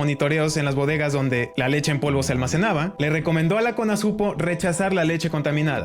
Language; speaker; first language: Spanish; native; Spanish